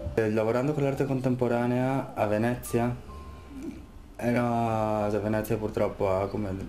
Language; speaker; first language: Italian; native; Italian